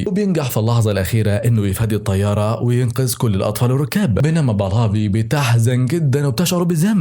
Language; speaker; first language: Arabic; native; Arabic